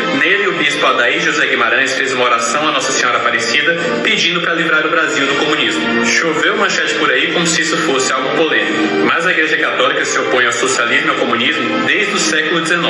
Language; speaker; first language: Portuguese; native; Portuguese